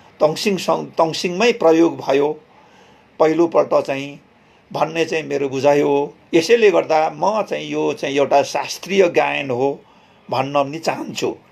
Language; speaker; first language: Nepali; non-native, local second language; Limbu